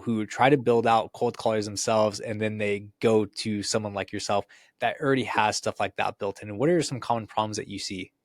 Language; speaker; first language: English; native; English